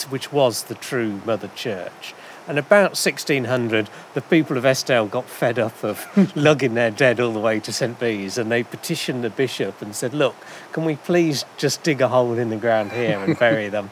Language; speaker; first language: English; native; English